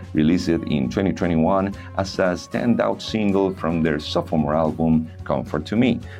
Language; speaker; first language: English; non-native, learner; Spanish